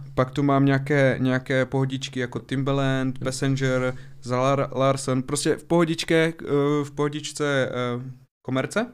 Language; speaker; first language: Czech; native; Czech